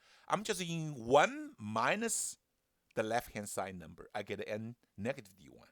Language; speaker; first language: English; non-native, fluent; Chinese